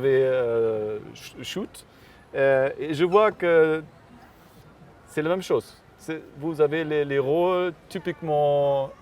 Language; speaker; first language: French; non-native, learner; German